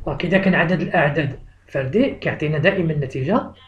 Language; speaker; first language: French; non-native, local second language; Arabic